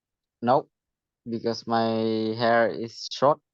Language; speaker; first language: English; non-native, learner; Vietnamese